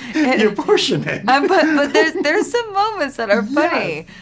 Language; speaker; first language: English; native; English